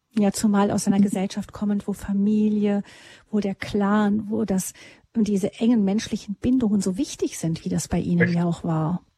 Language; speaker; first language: German; native; German